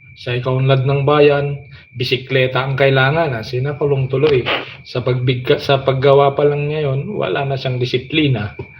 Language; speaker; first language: Filipino; non-native, local second language; Iloko